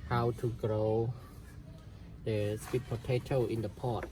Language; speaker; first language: English; non-native, learner; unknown